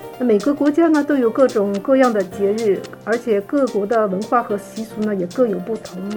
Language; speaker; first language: Chinese; non-native, fluent; Japanese